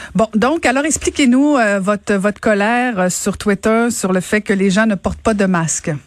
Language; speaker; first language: French; native; French